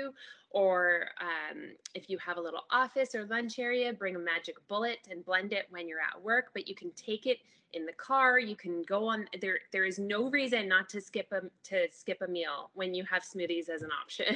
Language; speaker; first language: English; native; English